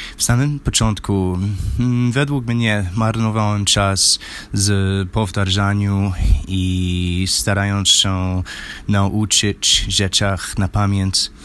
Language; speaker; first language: Polish; non-native, learner; English